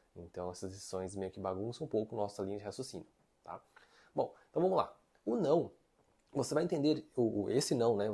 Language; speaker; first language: Portuguese; non-native, fluent; Chinese